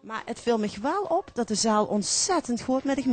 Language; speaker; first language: Dutch; native; Dutch